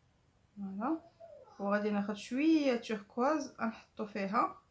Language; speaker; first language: Arabic; native; Arabic